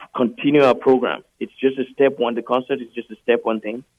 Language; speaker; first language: English; non-native, local second language; Yoruba